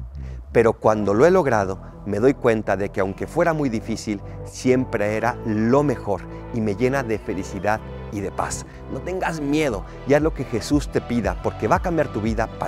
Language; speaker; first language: Spanish; native; Spanish